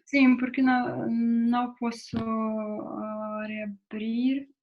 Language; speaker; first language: Portuguese; non-native, fluent; Russian